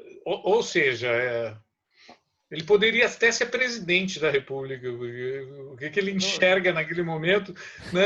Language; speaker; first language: Portuguese; native; Portuguese